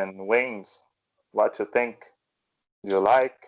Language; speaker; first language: English; non-native, learner; Portuguese